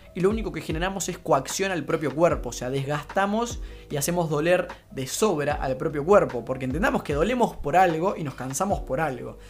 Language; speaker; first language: Spanish; native; Spanish